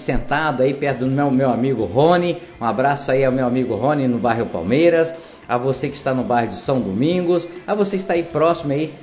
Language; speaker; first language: Portuguese; native; Portuguese